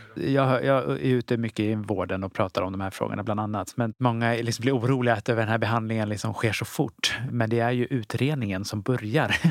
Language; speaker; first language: Swedish; native; Swedish